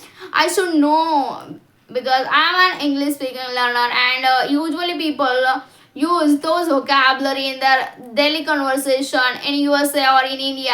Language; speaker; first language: English; non-native, learner; Hindi